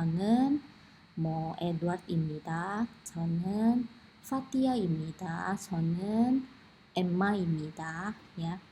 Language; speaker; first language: Korean; non-native, fluent; Indonesian